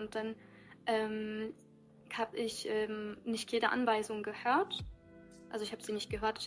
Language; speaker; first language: German; early bilingual, other home language; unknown